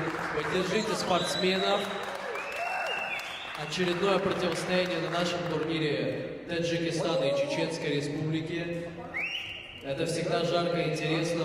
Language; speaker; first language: Russian; native; Russian